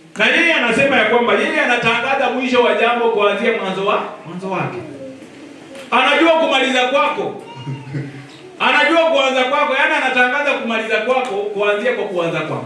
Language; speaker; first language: Swahili; non-native, local second language; Luyia